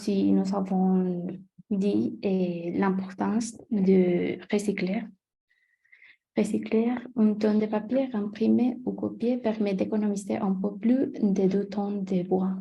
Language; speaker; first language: French; non-native, learner; Spanish